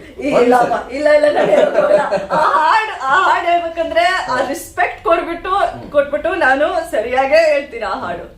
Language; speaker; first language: Kannada; non-native, learner; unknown